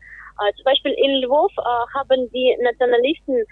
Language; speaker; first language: German; non-native, fluent; Russian